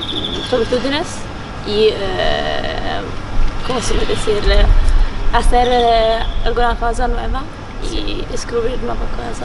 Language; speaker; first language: Spanish; non-native, learner; Italian